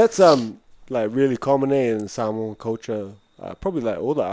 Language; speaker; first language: English; native; English